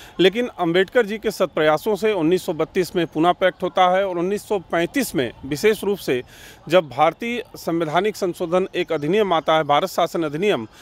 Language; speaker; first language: Hindi; native; Hindi